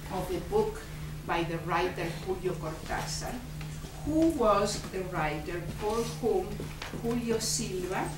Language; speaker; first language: English; non-native, fluent; Spanish